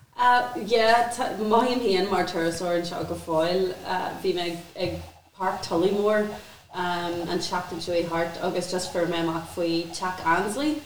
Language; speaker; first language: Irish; non-native, local second language; English